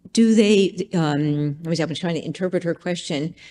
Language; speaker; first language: English; native; English